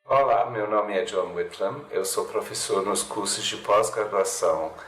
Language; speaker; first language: Portuguese; non-native, fluent; English